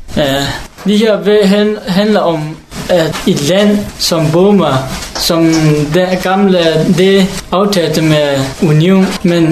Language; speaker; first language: Danish; non-native, learner; Hakha Chin